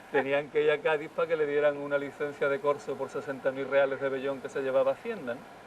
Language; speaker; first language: Spanish; native; Spanish